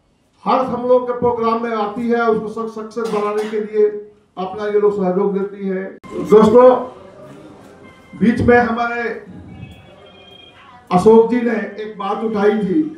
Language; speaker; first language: Hindi; native; Hindi